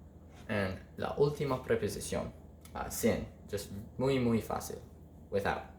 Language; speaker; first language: Spanish; non-native, learner; English